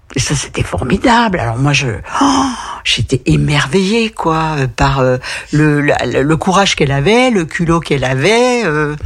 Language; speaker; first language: French; native; French